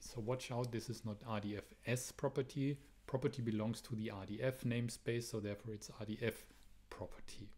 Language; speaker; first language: English; non-native, fluent; German